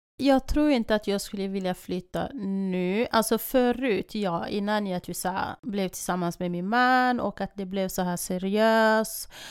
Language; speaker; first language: Swedish; early bilingual, other home language; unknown